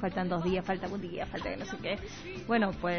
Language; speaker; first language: Spanish; native; Spanish